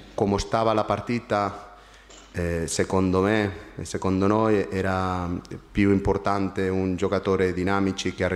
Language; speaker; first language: Italian; non-native, fluent; Spanish